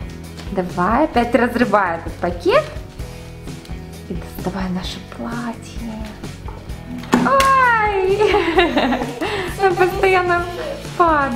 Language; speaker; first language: Russian; native; Russian